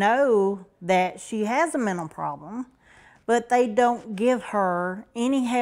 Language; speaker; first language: English; native; English